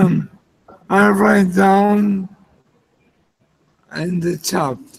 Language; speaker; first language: English; non-native, learner; Spanish